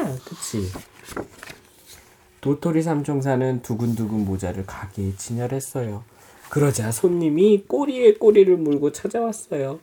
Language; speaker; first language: Korean; native; Korean